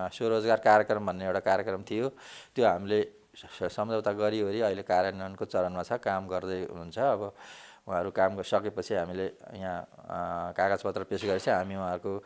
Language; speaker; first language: Nepali; native; Nepali